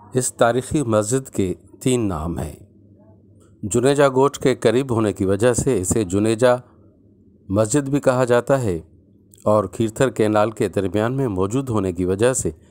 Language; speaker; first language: Urdu; non-native, local second language; Sindhi